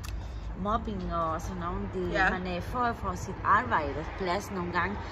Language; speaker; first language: Danish; non-native, learner; Spanish